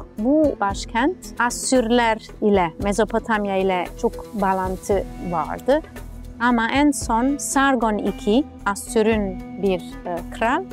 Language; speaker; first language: Turkish; non-native, fluent; Italian